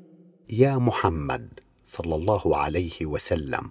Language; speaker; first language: Arabic; native; Arabic